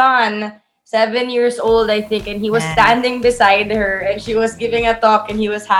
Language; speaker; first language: English; non-native, local second language; Filipino